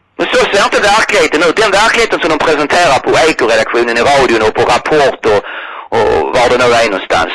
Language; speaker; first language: Swedish; native; Swedish